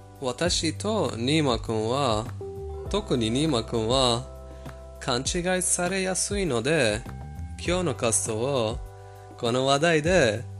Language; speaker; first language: Japanese; non-native, fluent; Persian